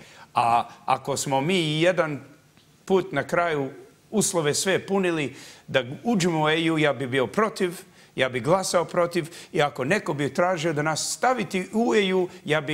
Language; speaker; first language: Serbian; early bilingual, heritage; English